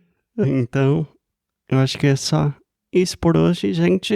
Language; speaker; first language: Portuguese; non-native, fluent; English